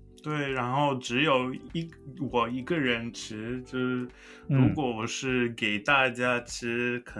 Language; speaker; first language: Chinese; non-native, learner; English